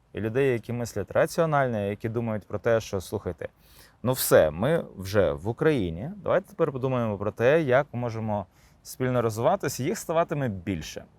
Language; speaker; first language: Ukrainian; non-native, local second language; Crimean Tatar